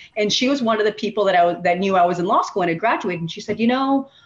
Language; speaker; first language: English; native; English